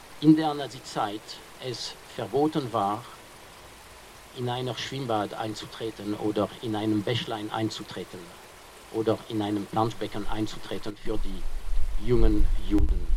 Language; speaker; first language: German; non-native, fluent; French